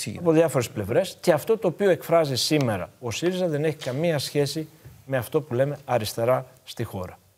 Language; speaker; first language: Greek; native; Greek